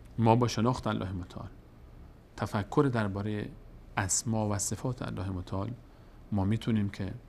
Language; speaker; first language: Persian; native; Persian